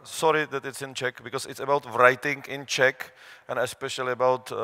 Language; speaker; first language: English; non-native, fluent; Czech